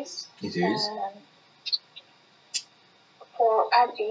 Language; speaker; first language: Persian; native; Persian